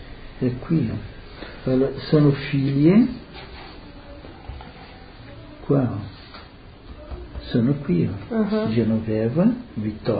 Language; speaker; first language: Italian; early bilingual, heritage; Portuguese